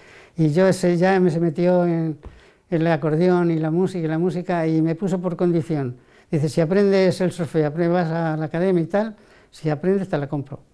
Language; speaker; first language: Spanish; native; Spanish